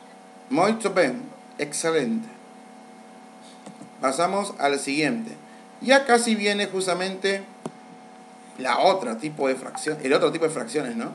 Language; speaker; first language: Spanish; native; Spanish